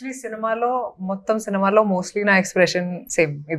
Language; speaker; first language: Telugu; non-native, fluent; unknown